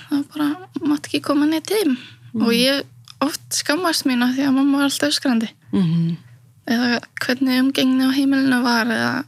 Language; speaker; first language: Icelandic; early bilingual, other home language; Polish